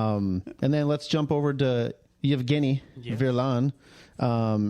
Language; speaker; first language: English; native; English